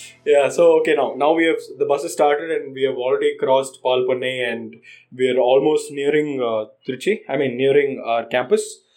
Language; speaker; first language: English; non-native, local second language; Tamil